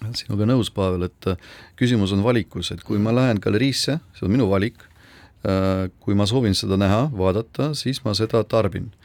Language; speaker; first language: Estonian; non-native, local second language; Russian